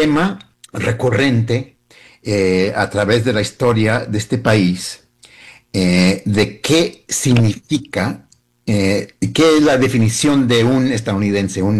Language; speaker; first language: Spanish; early bilingual, heritage; Spanish